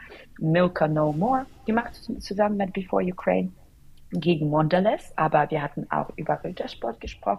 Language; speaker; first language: German; non-native, fluent; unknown